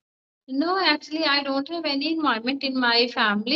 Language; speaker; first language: English; non-native, learner; Hindi